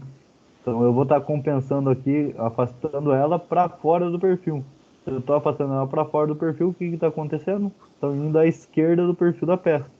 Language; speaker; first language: Portuguese; native; Portuguese